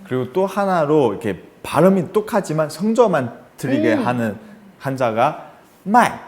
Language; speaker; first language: Korean; non-native, fluent; Chinese